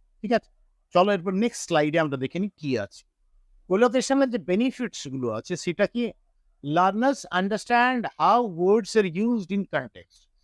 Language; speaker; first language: Bangla; native; Bangla